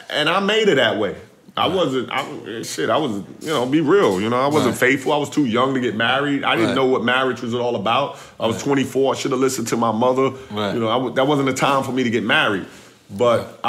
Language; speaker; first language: English; native; English